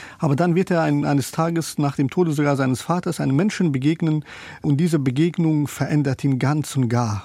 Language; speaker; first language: German; non-native, fluent; Persian